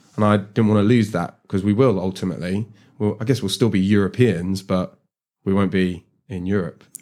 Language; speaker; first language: English; native; English